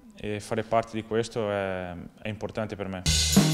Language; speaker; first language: Italian; non-native, fluent; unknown